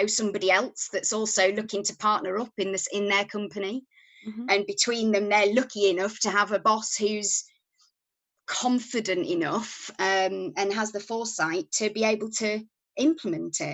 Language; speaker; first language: English; native; English